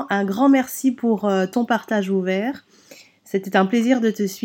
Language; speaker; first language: French; native; French